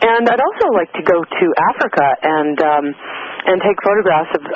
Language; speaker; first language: English; native; English